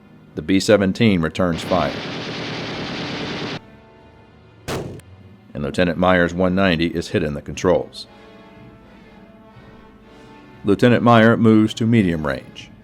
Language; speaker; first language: English; native; English